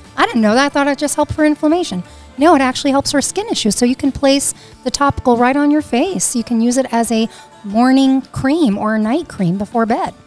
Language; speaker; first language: English; native; English